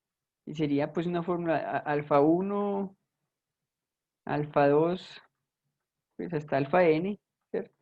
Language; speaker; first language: Spanish; native; Spanish